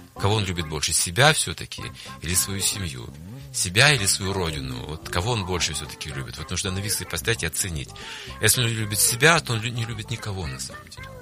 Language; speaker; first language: Russian; native; Russian